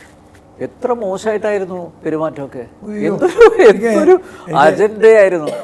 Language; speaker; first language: Malayalam; native; Malayalam